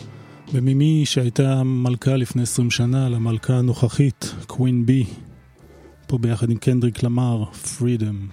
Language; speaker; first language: Hebrew; native; Hebrew